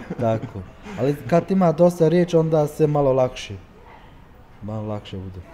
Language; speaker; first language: Croatian; early bilingual, heritage; Turkish